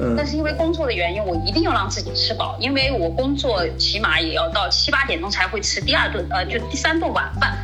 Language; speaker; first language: Chinese; native; Chinese